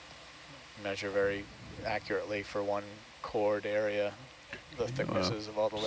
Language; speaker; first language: English; native; English